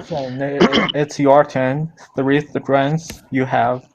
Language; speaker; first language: English; non-native, learner; Chinese